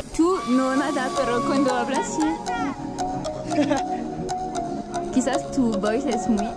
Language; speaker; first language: Spanish; non-native, learner; French